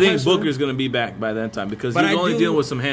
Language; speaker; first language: English; native; English